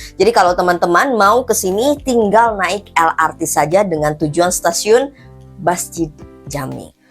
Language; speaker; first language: Indonesian; native; Indonesian